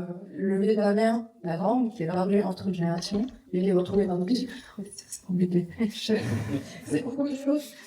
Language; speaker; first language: French; non-native, fluent; Vietnamese